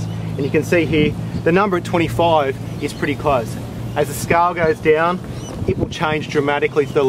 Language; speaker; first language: English; native; English